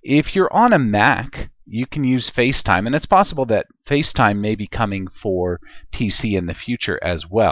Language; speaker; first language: English; native; English